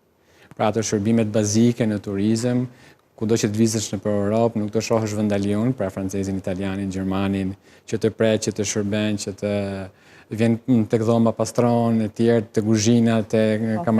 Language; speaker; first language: Albanian; native; Albanian